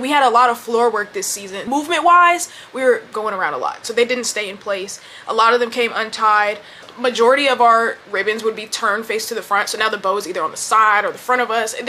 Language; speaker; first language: English; native; English